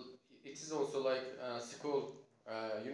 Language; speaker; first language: English; non-native, learner; Turkish